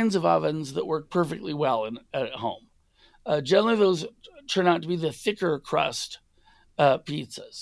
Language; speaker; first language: English; native; English